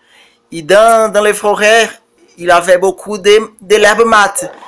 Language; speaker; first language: French; non-native, learner; Portuguese